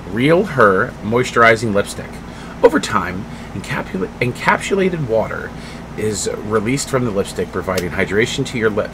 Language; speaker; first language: English; native; English